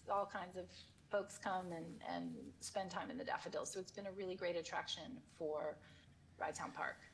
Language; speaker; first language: English; native; English